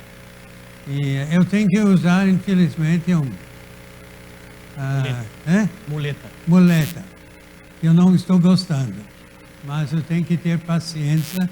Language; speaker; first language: Portuguese; native; Portuguese